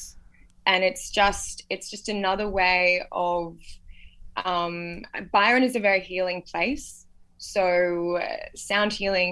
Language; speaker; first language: English; native; English